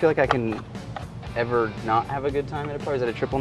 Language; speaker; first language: English; native; English